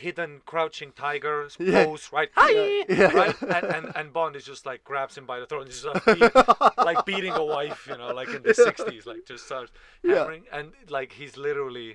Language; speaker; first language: English; non-native, fluent; Estonian